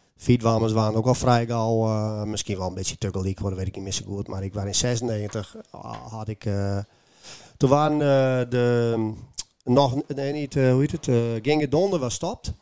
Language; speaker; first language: Dutch; native; Dutch